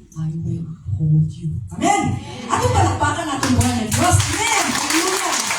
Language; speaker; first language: Filipino; non-native, local second language; Cebuano